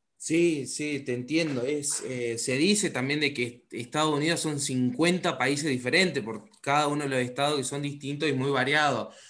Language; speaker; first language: Spanish; native; Spanish